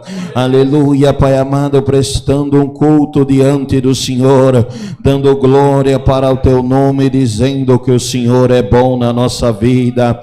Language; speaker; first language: Portuguese; native; Portuguese